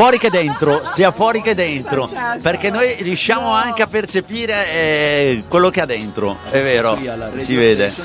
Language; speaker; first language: Italian; native; Italian